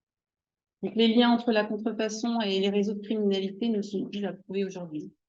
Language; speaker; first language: French; native; French